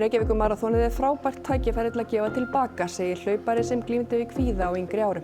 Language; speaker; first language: Icelandic; native; Icelandic